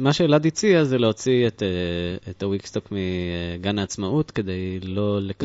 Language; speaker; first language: Hebrew; native; Hebrew